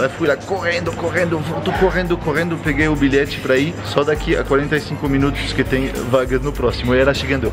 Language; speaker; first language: Portuguese; non-native, fluent; French